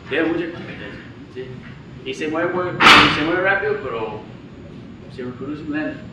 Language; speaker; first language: Spanish; non-native, fluent; English